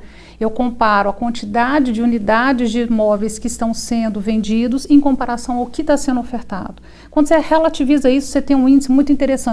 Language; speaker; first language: Portuguese; native; Portuguese